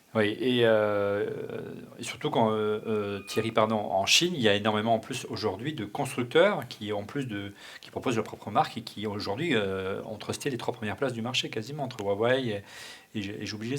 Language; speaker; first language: French; native; French